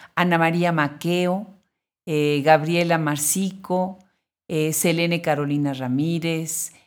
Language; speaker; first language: Spanish; native; Spanish